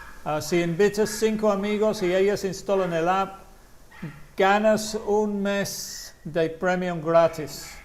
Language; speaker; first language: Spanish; non-native, fluent; English